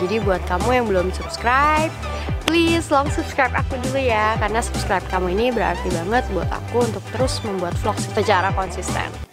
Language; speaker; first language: Indonesian; native; Indonesian